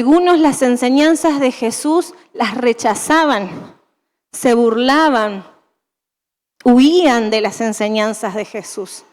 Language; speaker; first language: Spanish; native; Spanish